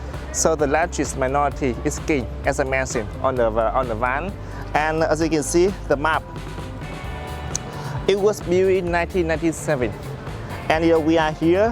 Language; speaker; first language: English; non-native, fluent; Vietnamese